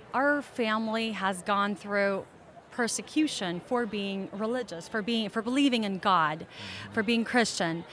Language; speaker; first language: English; early bilingual, other home language; Russian